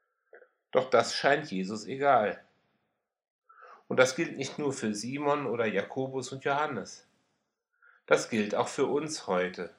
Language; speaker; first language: German; native; German